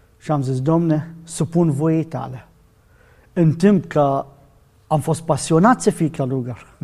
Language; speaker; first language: Romanian; non-native, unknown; Arabic